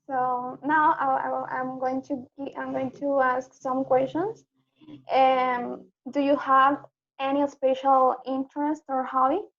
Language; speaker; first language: English; non-native, learner; Spanish